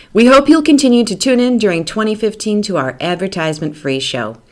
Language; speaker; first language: English; native; English